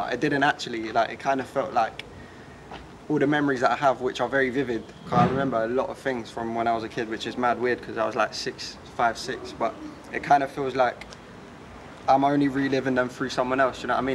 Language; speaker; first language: English; early bilingual, other home language; Polish